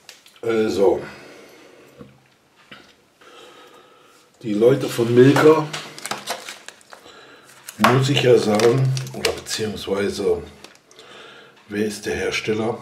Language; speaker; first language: German; native; German